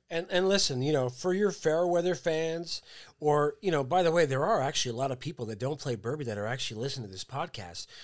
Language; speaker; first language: English; native; English